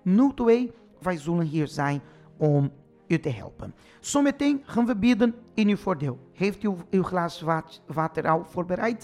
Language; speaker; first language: Dutch; non-native, fluent; Portuguese